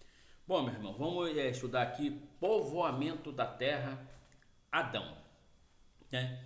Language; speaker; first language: Portuguese; native; Portuguese